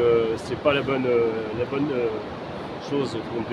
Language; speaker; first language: French; native; French